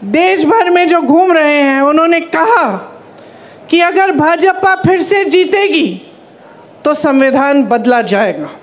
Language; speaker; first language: Hindi; native; Hindi